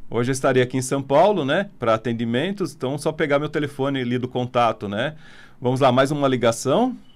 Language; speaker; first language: Portuguese; non-native, fluent; Italian